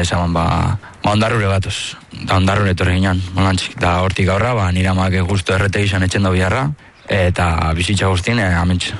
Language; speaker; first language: Basque; early bilingual, other home language; Spanish